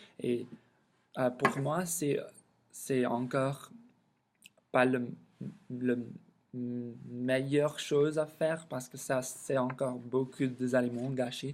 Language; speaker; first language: French; non-native, learner; English